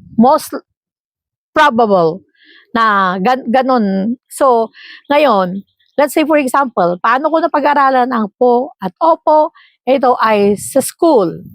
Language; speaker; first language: Filipino; non-native, local second language; Iloko